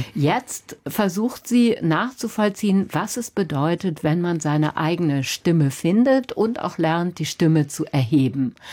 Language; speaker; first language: German; native; German